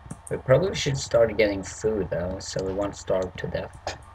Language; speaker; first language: English; non-native, fluent; Swedish